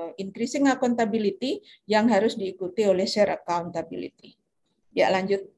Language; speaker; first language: Indonesian; native; Indonesian